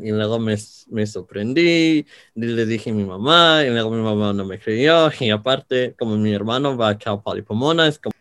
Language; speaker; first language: Spanish; early bilingual, heritage; Spanish